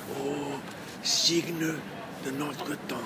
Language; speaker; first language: French; non-native, learner; Portuguese